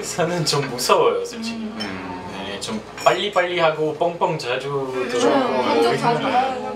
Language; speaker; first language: Korean; non-native, fluent; Chinese